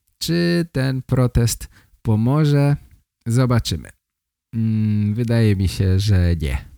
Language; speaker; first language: Polish; native; Polish